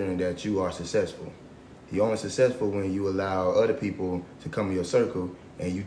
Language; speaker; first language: English; native; English